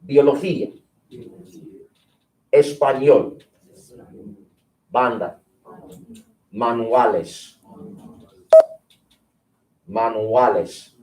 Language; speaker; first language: Spanish; non-native, fluent; English